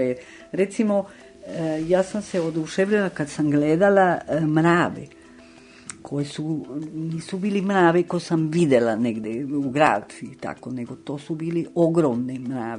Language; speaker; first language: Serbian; non-native, fluent; Spanish